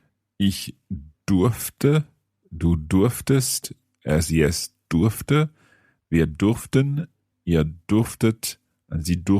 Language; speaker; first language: German; non-native, fluent; English